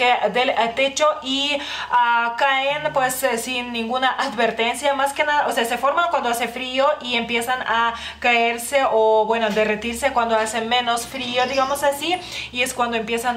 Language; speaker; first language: Spanish; non-native, fluent; Lithuanian